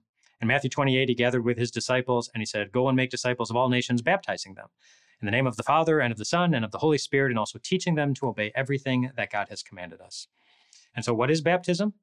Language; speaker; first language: English; native; English